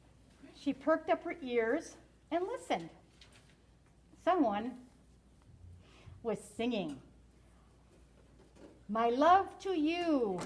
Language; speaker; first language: English; native; English